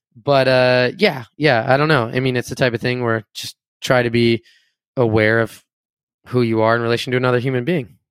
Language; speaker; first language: English; native; English